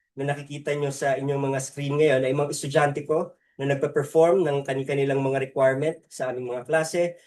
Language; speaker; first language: Filipino; native; Filipino